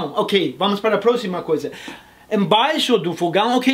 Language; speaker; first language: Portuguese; non-native, fluent; English